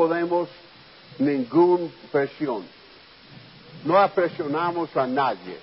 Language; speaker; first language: Spanish; non-native, fluent; English